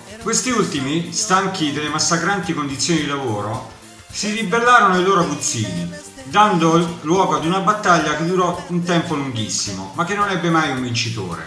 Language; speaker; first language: Italian; native; Italian